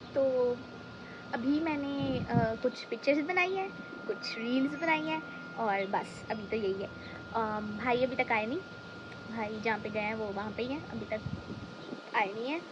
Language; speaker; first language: Urdu; native; Urdu